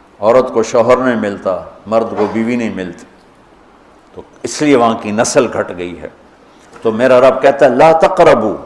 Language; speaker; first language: Urdu; non-native, local second language; Punjabi